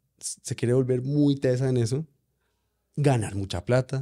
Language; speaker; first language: Spanish; early bilingual, other home language; English